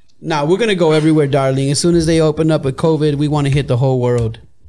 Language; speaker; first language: English; native; English